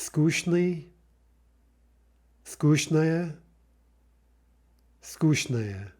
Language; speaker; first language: Russian; non-native, fluent; English